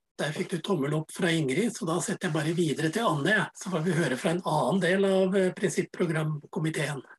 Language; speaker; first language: Norwegian; native; Norwegian